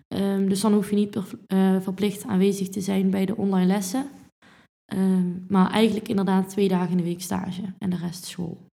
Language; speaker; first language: Dutch; native; Dutch